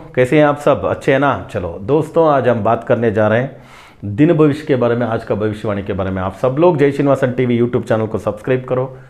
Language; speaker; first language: Hindi; non-native, local second language; Tamil